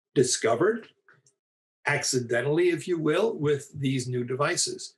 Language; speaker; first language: English; native; English